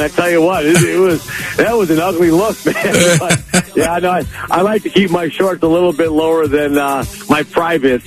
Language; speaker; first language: English; native; English